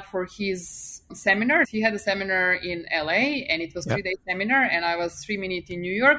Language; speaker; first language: English; non-native, fluent; Serbian